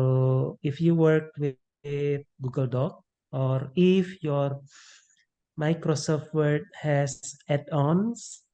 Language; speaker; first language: English; non-native, local second language; Indonesian